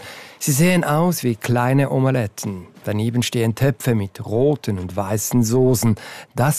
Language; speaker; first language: German; native; German